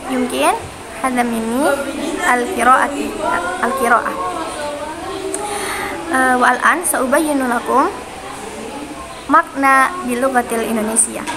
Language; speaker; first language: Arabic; non-native, learner; Indonesian